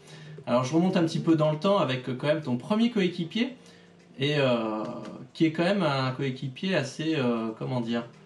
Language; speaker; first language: French; native; French